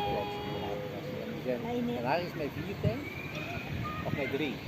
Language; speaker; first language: Dutch; native; Dutch